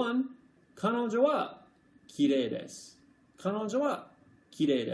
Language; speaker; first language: Japanese; non-native, fluent; English